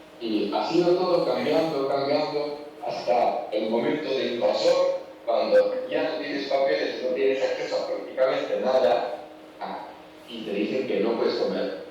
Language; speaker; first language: Spanish; non-native, learner; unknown